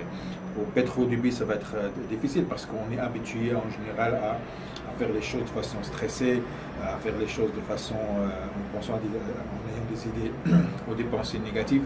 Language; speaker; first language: French; non-native, local second language; Arabic